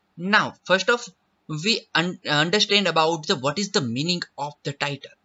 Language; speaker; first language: English; non-native, local second language; Gujarati